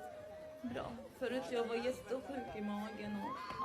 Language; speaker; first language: Swedish; non-native, fluent; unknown